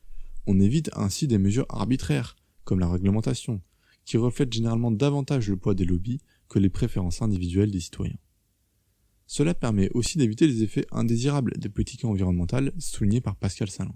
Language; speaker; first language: French; native; French